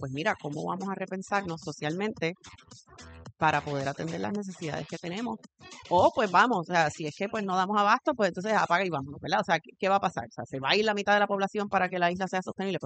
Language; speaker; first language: Spanish; native; Spanish